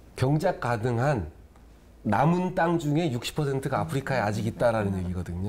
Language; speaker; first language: Korean; native; Korean